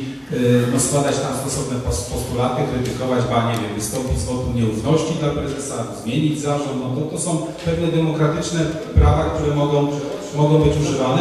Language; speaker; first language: Polish; native; Polish